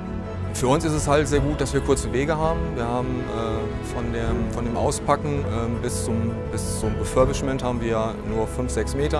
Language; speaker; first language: German; native; German